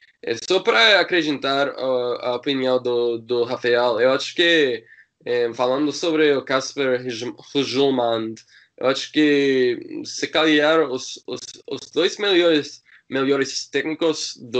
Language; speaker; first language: Portuguese; non-native, learner; English